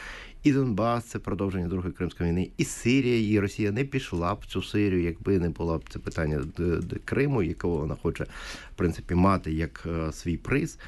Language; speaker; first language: Ukrainian; native; Ukrainian